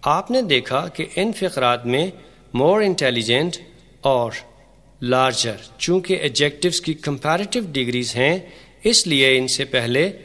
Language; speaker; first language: Urdu; native; Urdu